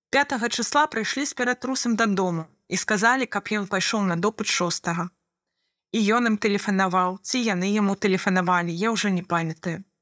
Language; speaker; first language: Belarusian; non-native, fluent; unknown